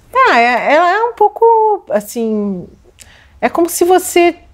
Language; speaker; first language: Portuguese; native; Portuguese